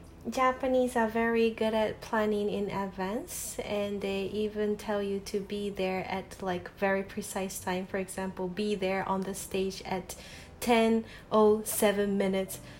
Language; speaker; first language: English; non-native, fluent; Japanese